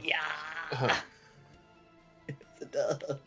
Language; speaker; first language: English; native; English